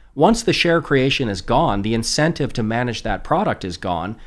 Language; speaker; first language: English; native; English